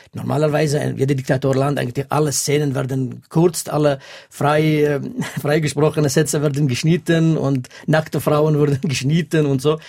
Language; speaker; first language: German; non-native, fluent; Kurdish